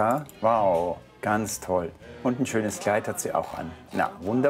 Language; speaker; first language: German; native; German